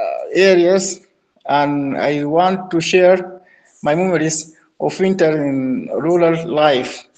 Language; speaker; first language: English; non-native, learner; Arabic